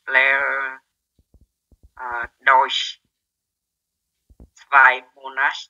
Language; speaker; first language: German; non-native, learner; Vietnamese